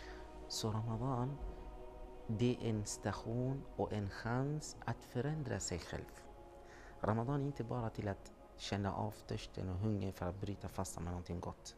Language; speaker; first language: Swedish; non-native, fluent; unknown